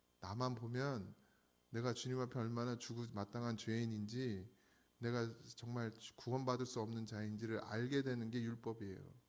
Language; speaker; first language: Korean; native; Korean